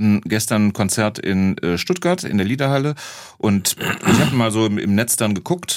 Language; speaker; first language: German; native; German